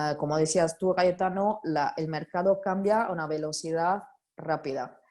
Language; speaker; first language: Spanish; non-native, fluent; Italian